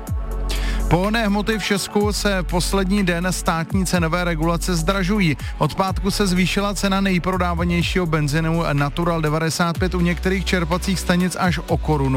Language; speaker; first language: Czech; native; Czech